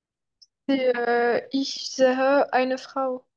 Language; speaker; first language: German; non-native, learner; French